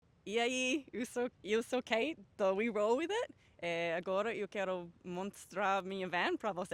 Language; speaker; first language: Portuguese; non-native, learner; English